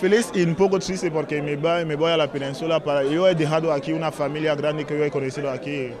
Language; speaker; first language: Spanish; non-native, learner; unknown